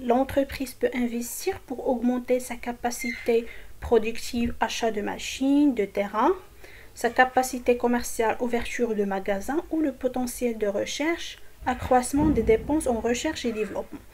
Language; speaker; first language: French; non-native, local second language; Arabic